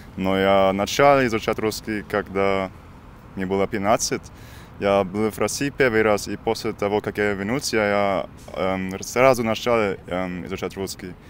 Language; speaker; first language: Russian; non-native, learner; German